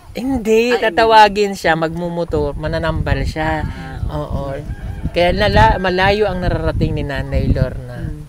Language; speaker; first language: Filipino; native; Filipino